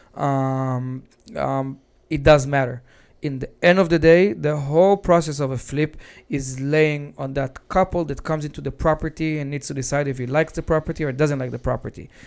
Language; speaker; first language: English; non-native, fluent; Hebrew